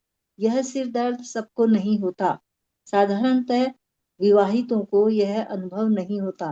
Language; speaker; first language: Hindi; native; Hindi